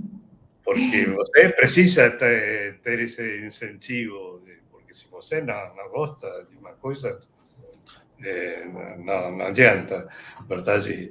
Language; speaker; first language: Portuguese; non-native, fluent; Spanish